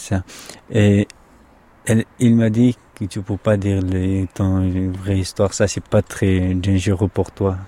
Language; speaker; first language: French; non-native, learner; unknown